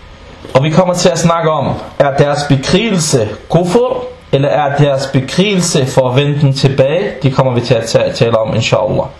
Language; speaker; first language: Danish; early bilingual, other home language; Arabic